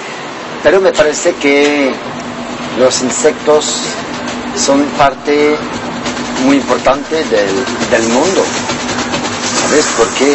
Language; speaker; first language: Spanish; non-native, learner; French